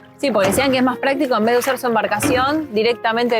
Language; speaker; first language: Spanish; native; Spanish